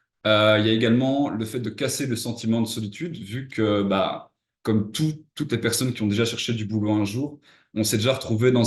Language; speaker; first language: French; native; French